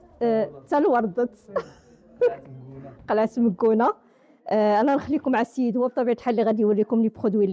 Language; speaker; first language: Arabic; native; Arabic